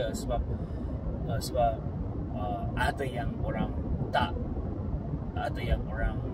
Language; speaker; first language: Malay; non-native, fluent; Korean